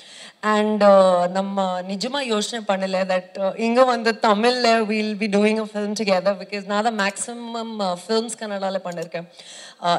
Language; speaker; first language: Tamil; non-native, learner; Kannada